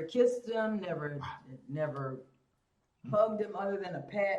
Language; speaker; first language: English; native; English